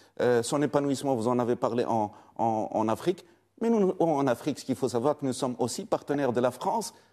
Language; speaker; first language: French; non-native, local second language; Arabic